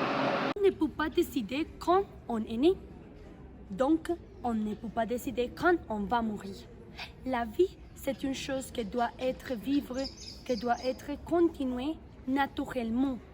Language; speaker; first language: French; non-native, learner; Spanish